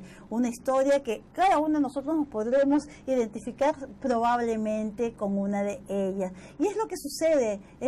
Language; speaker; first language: Spanish; native; Spanish